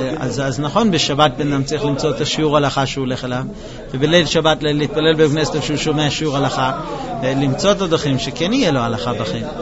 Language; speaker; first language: Hebrew; non-native, fluent; English